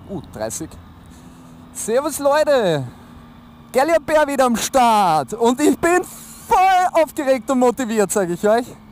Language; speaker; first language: German; native; German